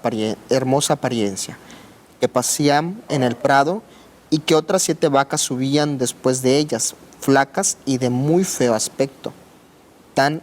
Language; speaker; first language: Spanish; native; Spanish